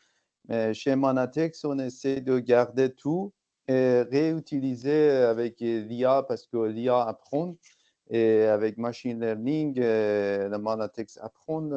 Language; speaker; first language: French; non-native, fluent; Persian